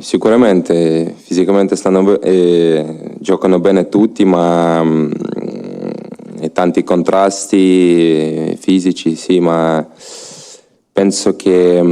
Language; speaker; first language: Italian; non-native, learner; Ukrainian